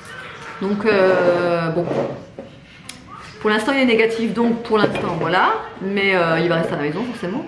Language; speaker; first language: French; native; French